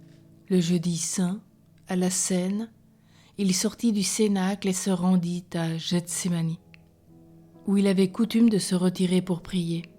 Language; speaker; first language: French; native; French